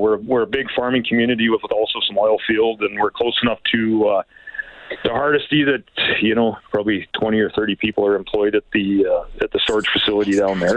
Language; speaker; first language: English; native; English